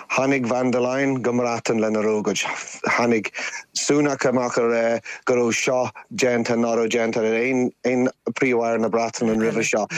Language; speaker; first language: Irish; native; Irish